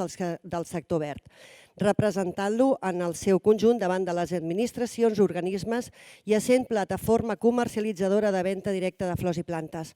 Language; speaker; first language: Catalan; native; Catalan